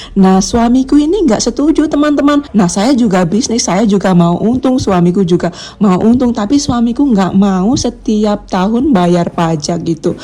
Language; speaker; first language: Indonesian; native; Indonesian